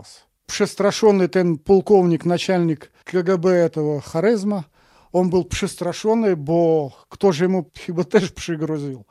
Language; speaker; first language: Polish; non-native, fluent; Russian